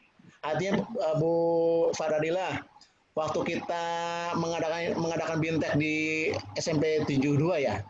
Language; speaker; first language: Indonesian; native; Indonesian